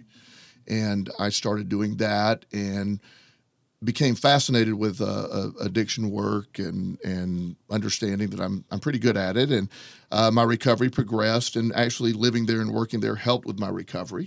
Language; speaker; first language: English; native; English